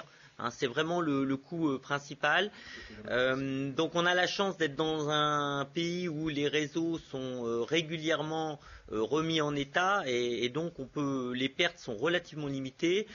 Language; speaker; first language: French; native; French